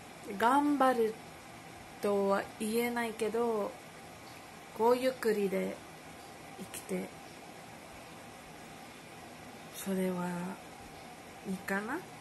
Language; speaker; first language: Japanese; non-native, learner; Filipino